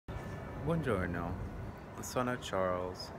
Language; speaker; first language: Italian; non-native, learner; English